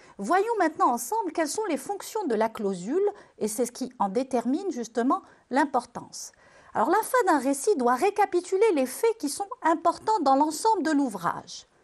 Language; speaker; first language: French; non-native, local second language; Arabic